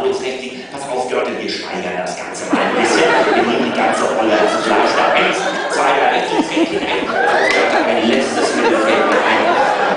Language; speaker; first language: German; native; German